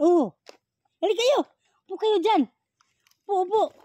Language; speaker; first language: Filipino; non-native, local second language; Cebuano